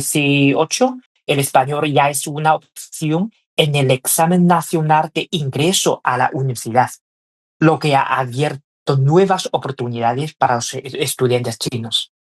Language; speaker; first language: Spanish; non-native, fluent; Chinese